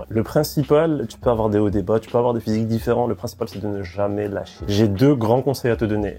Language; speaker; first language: French; native; French